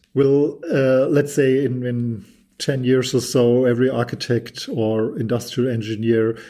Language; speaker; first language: English; non-native, fluent; German